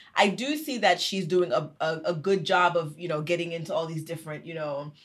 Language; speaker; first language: English; early bilingual, other home language; Haitian Creole